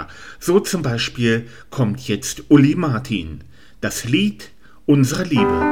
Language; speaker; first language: German; native; German